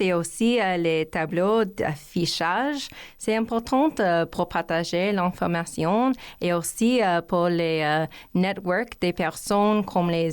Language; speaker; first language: French; non-native, learner; English